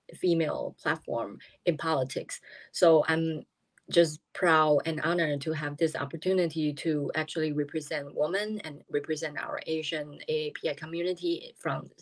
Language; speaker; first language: English; non-native, fluent; Chinese